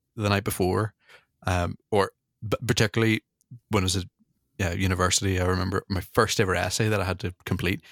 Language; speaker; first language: English; native; English